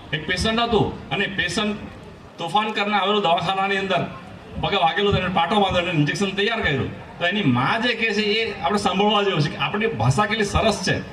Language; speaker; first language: Gujarati; non-native, local second language; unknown